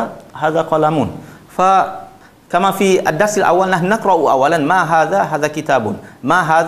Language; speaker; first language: Arabic; non-native, fluent; Malay